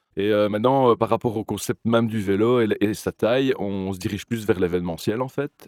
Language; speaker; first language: French; native; French